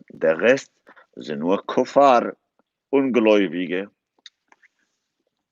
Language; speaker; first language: German; non-native, fluent; Kurdish